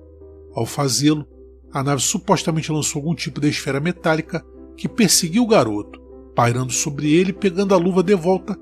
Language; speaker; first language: Portuguese; native; Portuguese